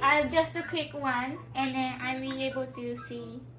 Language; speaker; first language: English; non-native, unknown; Japanese